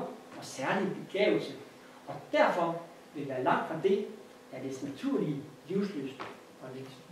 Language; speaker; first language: Danish; native; Danish